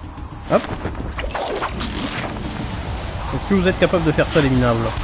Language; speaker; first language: French; native; French